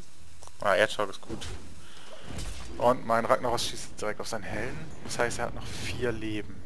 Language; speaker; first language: German; native; German